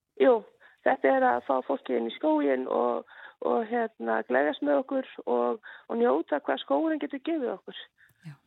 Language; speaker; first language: Icelandic; native; Icelandic